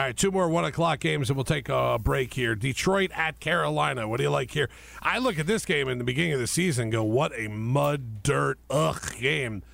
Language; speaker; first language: English; native; English